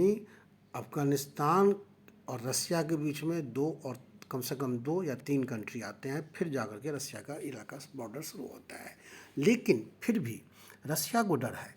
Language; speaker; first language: Hindi; native; Hindi